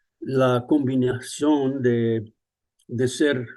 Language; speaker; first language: Spanish; early bilingual, other home language; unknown